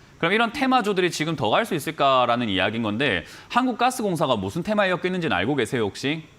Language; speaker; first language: Korean; native; Korean